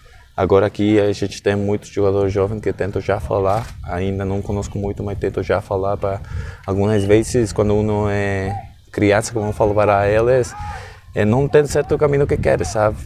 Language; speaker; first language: Portuguese; non-native, learner; Spanish